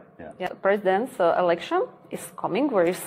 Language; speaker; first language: English; non-native, learner; Slovak